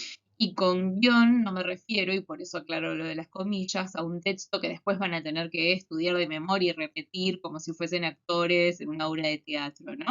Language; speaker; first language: Spanish; native; Spanish